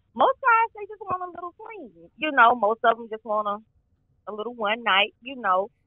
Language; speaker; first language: English; native; English